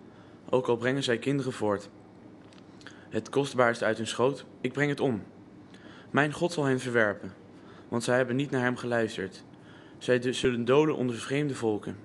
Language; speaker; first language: Dutch; native; Dutch